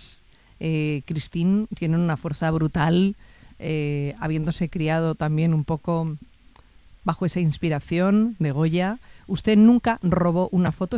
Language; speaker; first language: Spanish; native; Spanish